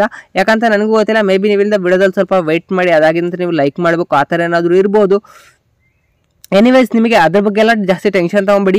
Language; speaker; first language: Kannada; native; Kannada